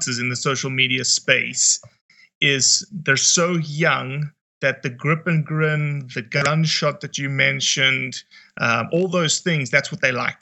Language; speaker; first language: English; native; English